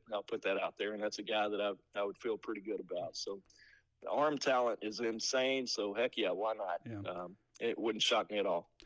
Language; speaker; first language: English; native; English